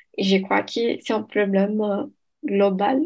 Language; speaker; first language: French; non-native, fluent; Portuguese